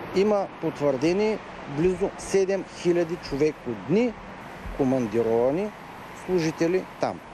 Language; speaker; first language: Bulgarian; native; Bulgarian